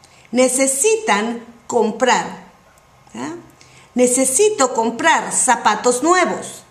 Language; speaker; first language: Spanish; non-native, fluent; English